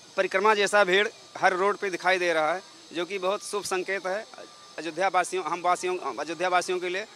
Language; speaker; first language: Hindi; native; Hindi